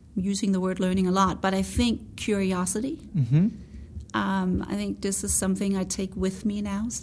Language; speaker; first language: English; non-native, fluent; Danish